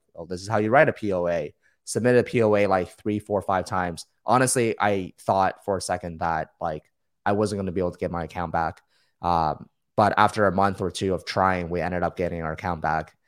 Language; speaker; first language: English; early bilingual, other home language; Chinese